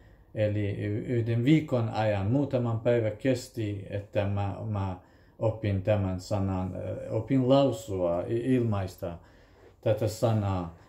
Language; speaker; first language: Finnish; non-native, fluent; Kurdish